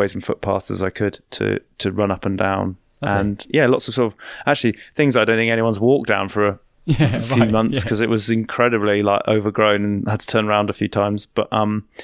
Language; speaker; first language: English; native; English